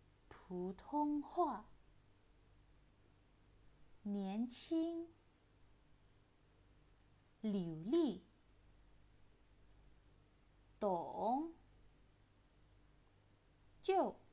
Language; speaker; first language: Chinese; non-native, fluent; Indonesian